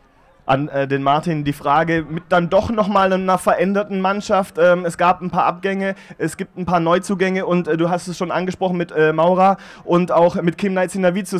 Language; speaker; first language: German; native; German